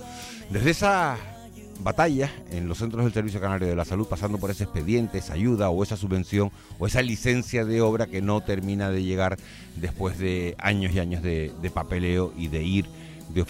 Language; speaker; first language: Spanish; native; Spanish